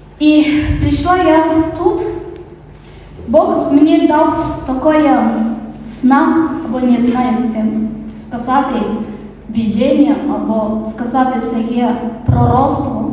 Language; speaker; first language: Ukrainian; non-native, learner; Polish